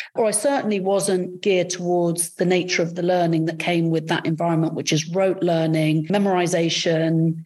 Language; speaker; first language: English; early bilingual, other home language; Arabic